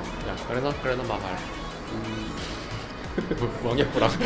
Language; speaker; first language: Indonesian; non-native, learner; Korean